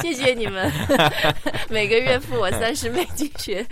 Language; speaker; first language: Chinese; native; Chinese